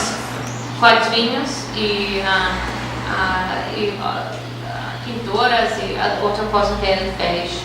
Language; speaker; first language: Portuguese; non-native, fluent; English